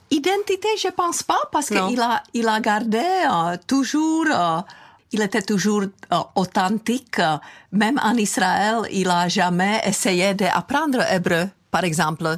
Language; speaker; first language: French; non-native, fluent; Czech